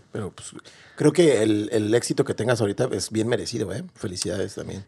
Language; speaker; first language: Spanish; native; Spanish